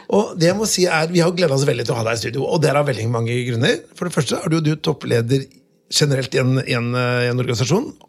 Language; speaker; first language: Norwegian; native; Norwegian